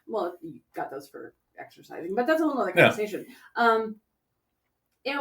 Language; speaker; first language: English; native; English